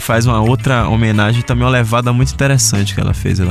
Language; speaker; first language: Portuguese; native; Portuguese